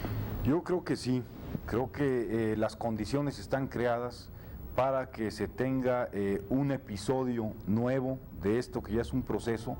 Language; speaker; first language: Spanish; native; Spanish